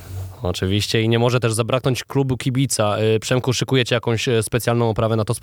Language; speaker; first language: Polish; native; Polish